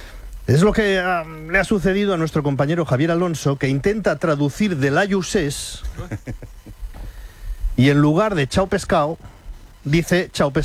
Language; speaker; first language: Spanish; native; Spanish